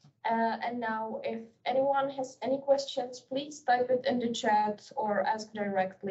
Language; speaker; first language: English; non-native, fluent; Czech